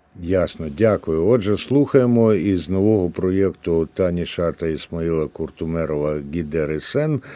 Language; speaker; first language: Ukrainian; native; Ukrainian